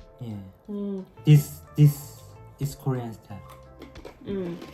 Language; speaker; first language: English; non-native, learner; Korean